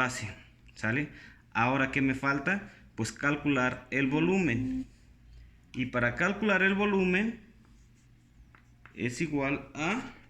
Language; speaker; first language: Spanish; native; Spanish